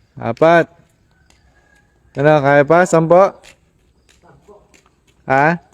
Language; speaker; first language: Filipino; native; Filipino